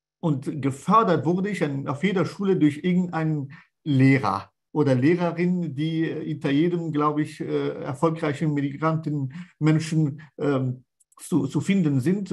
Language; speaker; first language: German; non-native, fluent; Persian